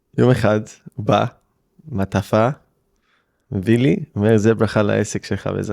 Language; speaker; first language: Hebrew; early bilingual, heritage; English